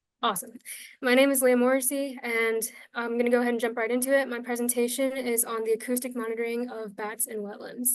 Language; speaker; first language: English; native; English